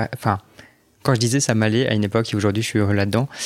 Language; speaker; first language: French; native; French